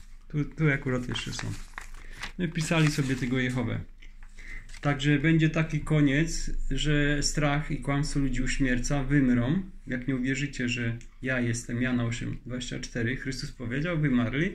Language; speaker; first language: Polish; native; Polish